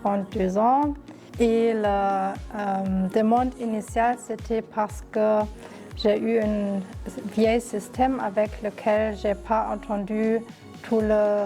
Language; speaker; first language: French; non-native, local second language; Luxembourgish